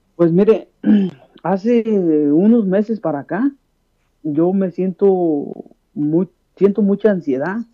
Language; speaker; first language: Spanish; native; Spanish